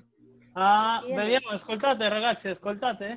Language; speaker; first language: Italian; non-native, fluent; Spanish